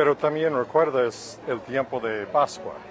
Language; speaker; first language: Spanish; non-native, fluent; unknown